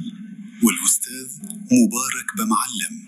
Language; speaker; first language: Arabic; non-native, fluent; Indonesian